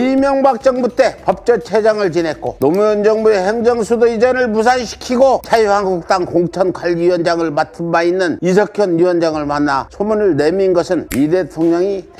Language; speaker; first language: Korean; native; Korean